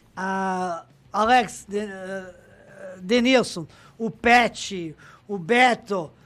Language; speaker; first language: Portuguese; non-native, fluent; Serbian